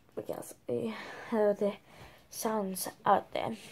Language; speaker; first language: English; non-native, learner; Swedish